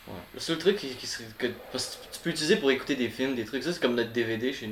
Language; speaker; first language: French; native; French